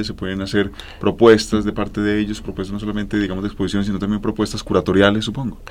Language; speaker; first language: Spanish; native; Spanish